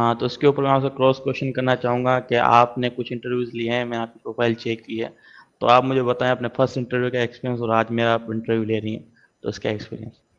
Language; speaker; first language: Urdu; non-native, local second language; Sindhi